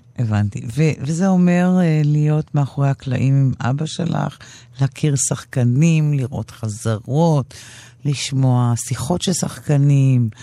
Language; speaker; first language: Hebrew; native; Hebrew